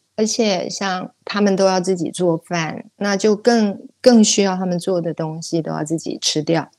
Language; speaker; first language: Chinese; native; Chinese